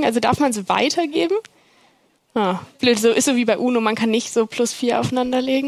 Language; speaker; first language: German; native; German